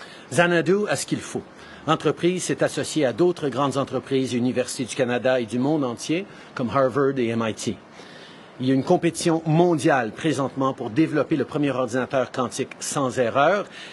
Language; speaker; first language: French; native; French